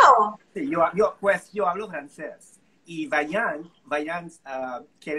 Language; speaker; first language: Spanish; non-native, fluent; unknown